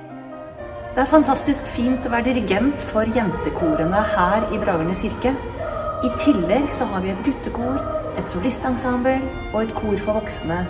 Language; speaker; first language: Norwegian; native; Norwegian